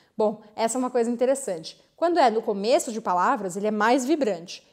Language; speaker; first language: Portuguese; native; Portuguese